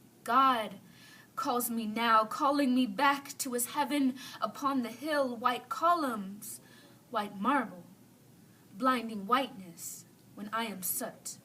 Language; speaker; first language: English; native; English